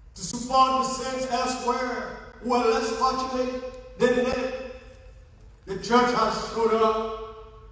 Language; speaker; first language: English; non-native, fluent; Haitian Creole